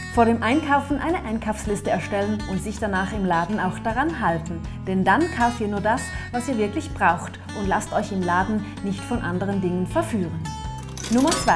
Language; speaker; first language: German; native; German